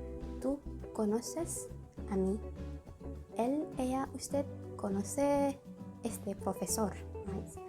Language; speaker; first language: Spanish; non-native, learner; Indonesian